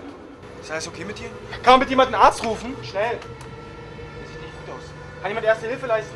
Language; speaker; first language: German; native; German